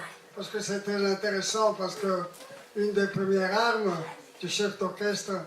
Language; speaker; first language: French; non-native, fluent; Italian